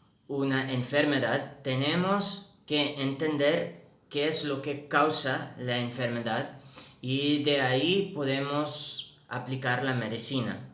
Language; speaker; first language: Spanish; non-native, fluent; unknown